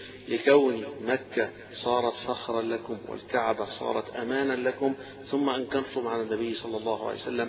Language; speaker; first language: Arabic; native; Arabic